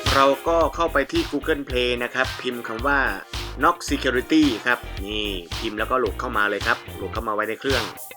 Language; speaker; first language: Thai; native; Thai